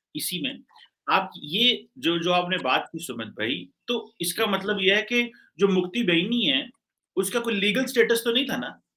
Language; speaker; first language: Urdu; non-native, local second language; Punjabi